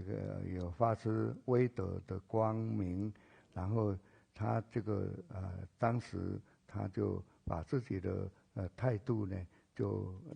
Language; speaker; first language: Chinese; native; Chinese